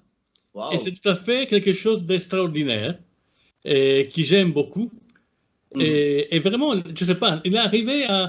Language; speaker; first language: French; non-native, fluent; Italian